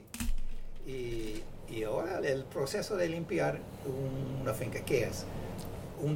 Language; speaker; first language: Spanish; non-native, fluent; English